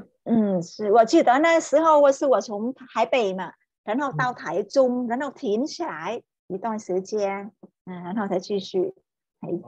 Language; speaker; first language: Chinese; non-native, fluent; Vietnamese